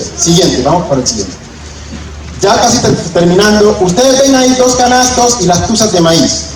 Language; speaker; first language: Spanish; native; Spanish